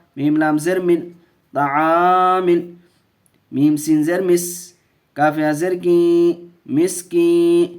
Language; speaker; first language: Urdu; native; Urdu